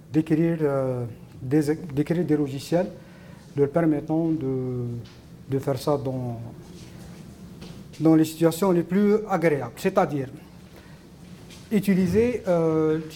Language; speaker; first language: French; non-native, local second language; Arabic